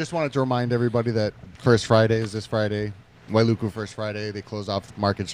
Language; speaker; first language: English; native; English